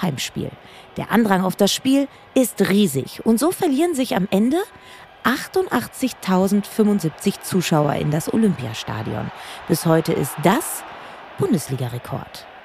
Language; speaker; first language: German; native; German